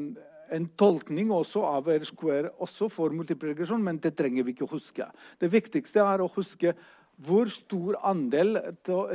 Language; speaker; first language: Norwegian; non-native, fluent; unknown